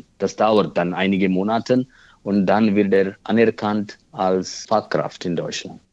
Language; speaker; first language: German; non-native, fluent; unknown